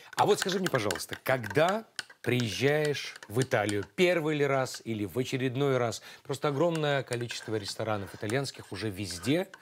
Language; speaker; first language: Russian; native; Russian